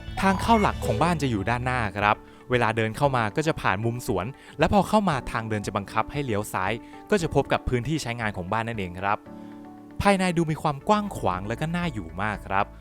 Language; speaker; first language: Thai; native; Thai